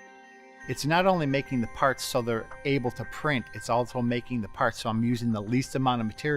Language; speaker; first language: English; native; English